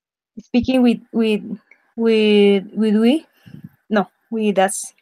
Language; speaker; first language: English; non-native, learner; Spanish